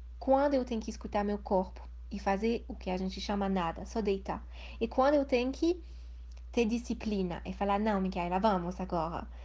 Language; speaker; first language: Portuguese; early bilingual, heritage; Portuguese